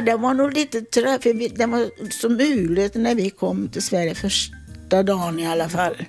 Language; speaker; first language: Swedish; non-native, fluent; Italian